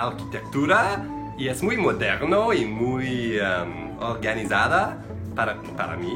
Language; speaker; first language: Spanish; non-native, learner; English